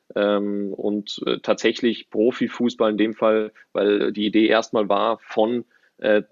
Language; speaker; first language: German; native; German